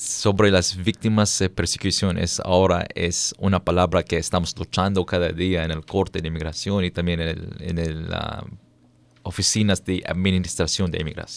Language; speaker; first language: Spanish; non-native, fluent; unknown